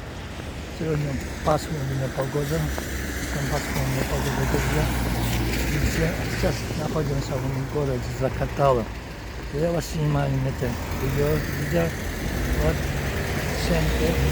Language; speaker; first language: Russian; non-native, learner; Avaric